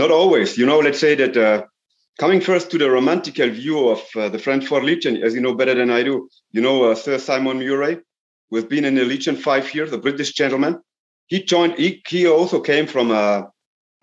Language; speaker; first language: English; non-native, fluent; German